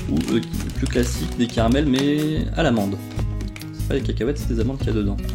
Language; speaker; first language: French; native; French